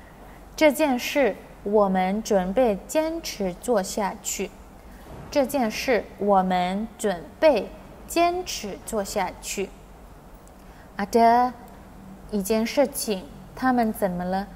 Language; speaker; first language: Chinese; non-native, fluent; Indonesian